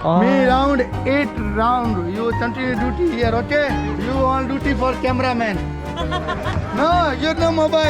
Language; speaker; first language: English; non-native, learner; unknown